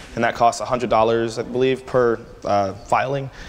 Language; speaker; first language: English; native; English